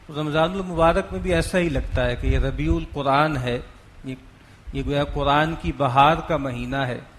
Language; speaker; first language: Urdu; non-native, local second language; Punjabi